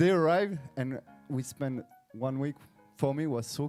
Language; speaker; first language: English; non-native, learner; French